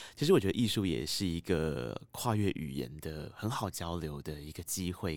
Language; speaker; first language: Chinese; native; Chinese